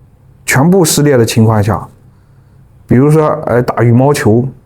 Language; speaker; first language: Chinese; native; Chinese